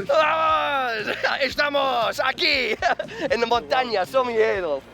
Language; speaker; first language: Spanish; non-native, learner; English